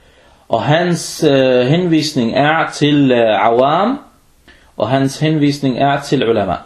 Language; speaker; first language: Danish; early bilingual, other home language; Arabic